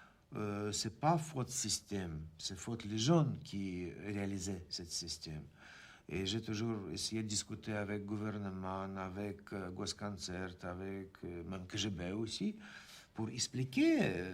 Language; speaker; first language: French; non-native, learner; Russian